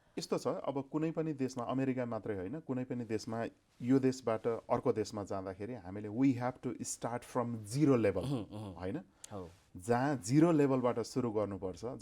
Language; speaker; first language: Nepali; native; Nepali